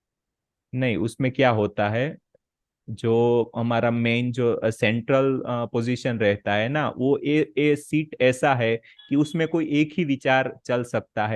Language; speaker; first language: Hindi; native; Hindi